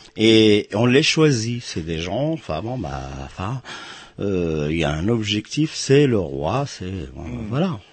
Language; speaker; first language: French; non-native, local second language; Arabic